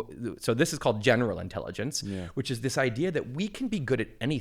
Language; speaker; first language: English; native; English